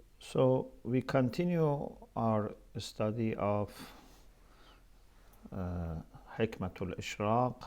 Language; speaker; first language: English; non-native, fluent; Persian